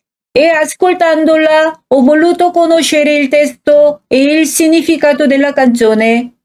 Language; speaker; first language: Italian; non-native, fluent; Korean